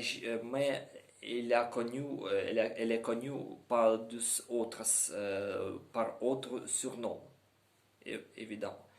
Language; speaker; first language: French; non-native, learner; Ukrainian